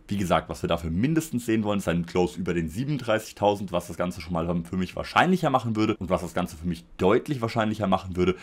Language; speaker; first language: German; native; German